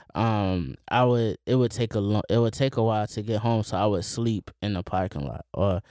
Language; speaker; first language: English; native; English